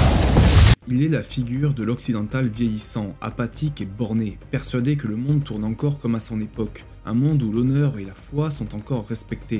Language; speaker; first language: French; native; French